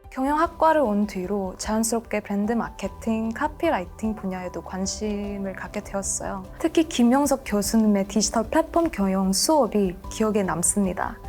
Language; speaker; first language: Korean; non-native, fluent; Indonesian